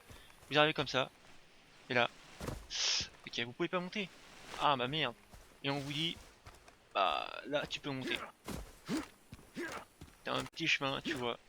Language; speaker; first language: French; native; French